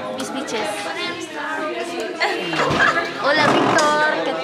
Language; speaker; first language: Spanish; non-native, fluent; English